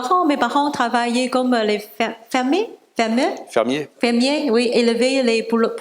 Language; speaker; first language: French; non-native, learner; Cantonese